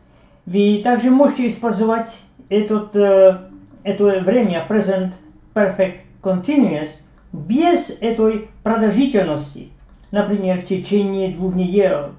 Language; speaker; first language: Russian; non-native, fluent; Slovak